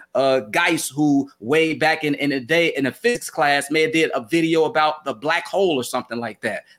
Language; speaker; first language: English; native; English